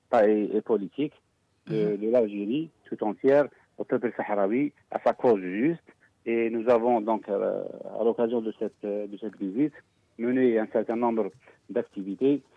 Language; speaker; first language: French; non-native, local second language; Arabic